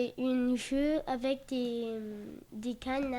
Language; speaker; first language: French; non-native, learner; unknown